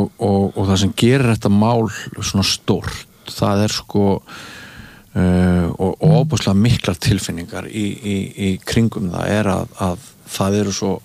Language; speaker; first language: Icelandic; native; Icelandic